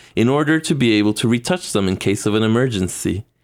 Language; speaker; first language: English; non-native, fluent; Spanish